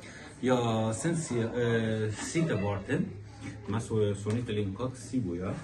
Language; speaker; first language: Finnish; non-native, learner; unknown